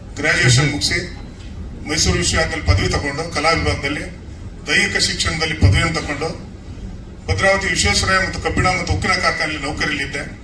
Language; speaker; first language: Kannada; native; Kannada